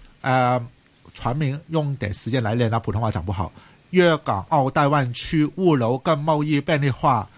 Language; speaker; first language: Chinese; non-native, local second language; Cantonese